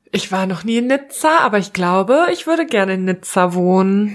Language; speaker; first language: German; native; German